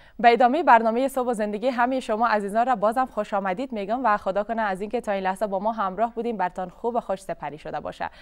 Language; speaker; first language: Persian; native; Persian